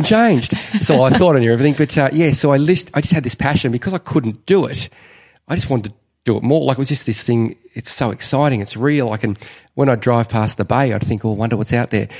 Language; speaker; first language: English; native; English